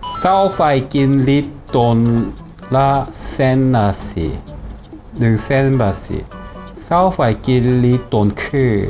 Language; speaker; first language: Thai; non-native, fluent; Korean